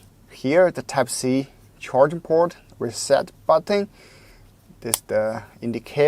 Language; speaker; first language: English; non-native, local second language; Chinese